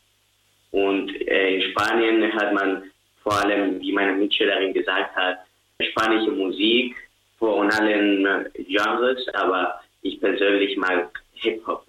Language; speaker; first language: German; non-native, learner; Spanish